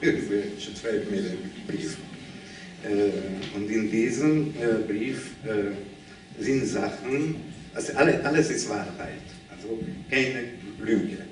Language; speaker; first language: German; non-native, learner; Hungarian